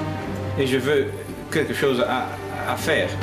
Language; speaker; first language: French; non-native, fluent; Dutch